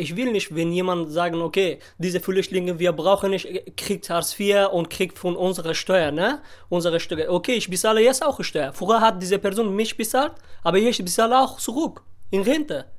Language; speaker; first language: German; non-native, learner; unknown